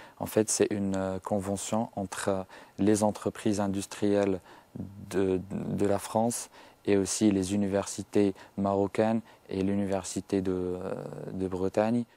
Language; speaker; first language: French; non-native, local second language; Arabic